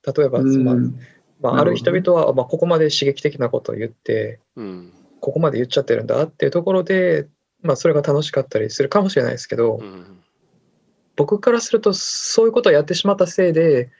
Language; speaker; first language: Japanese; non-native, fluent; Korean